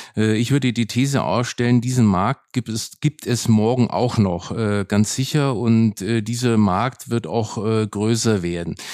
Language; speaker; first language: German; native; German